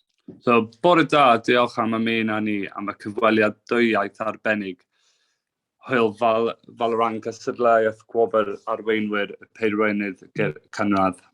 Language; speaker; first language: Welsh; non-native, local second language; English